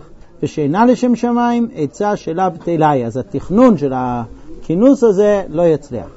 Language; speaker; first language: Hebrew; native; Hebrew